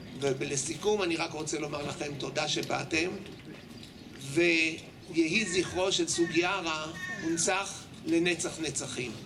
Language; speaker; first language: Hebrew; native; Hebrew